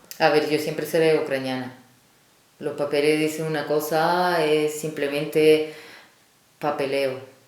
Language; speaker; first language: Spanish; non-native, fluent; Russian